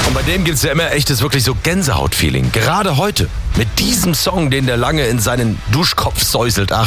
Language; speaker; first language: German; native; German